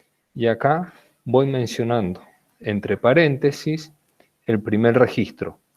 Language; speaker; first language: Spanish; native; Spanish